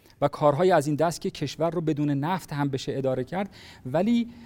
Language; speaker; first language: Persian; native; Persian